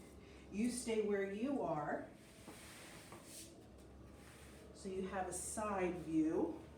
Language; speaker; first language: English; native; English